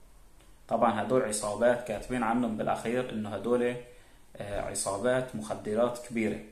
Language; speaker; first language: Arabic; native; Arabic